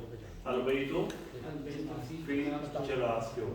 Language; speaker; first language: Arabic; non-native, fluent; Urdu